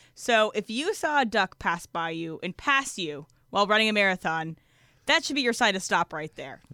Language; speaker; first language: English; native; English